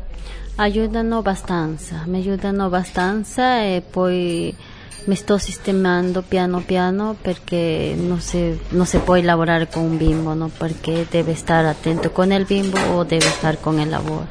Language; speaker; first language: Italian; non-native, learner; Spanish